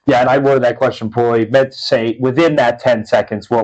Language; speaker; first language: English; native; English